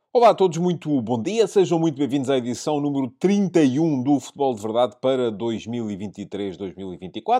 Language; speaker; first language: Portuguese; native; Portuguese